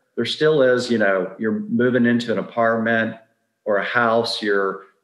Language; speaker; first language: English; native; English